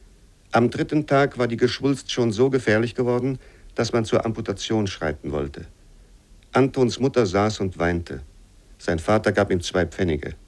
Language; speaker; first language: German; native; German